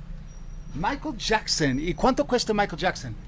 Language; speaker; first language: Spanish; non-native, learner; English